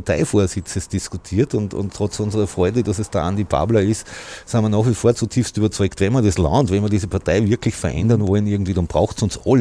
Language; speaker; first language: German; native; German